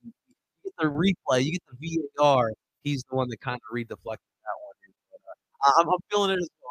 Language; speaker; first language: English; early bilingual, other home language; Spanish